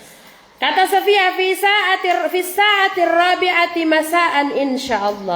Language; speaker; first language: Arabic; non-native, fluent; Indonesian